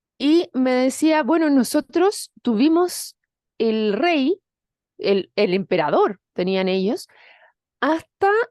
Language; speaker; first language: Spanish; native; Spanish